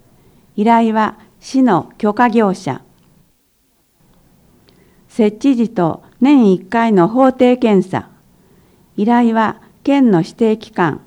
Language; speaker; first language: Japanese; native; Japanese